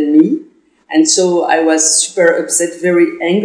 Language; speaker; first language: English; non-native, fluent; French